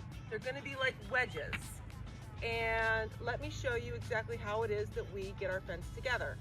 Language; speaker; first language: English; native; English